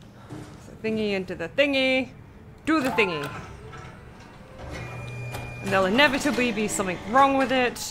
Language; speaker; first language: English; native; English